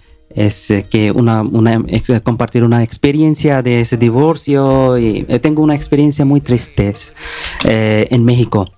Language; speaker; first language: Spanish; non-native, learner; Bangla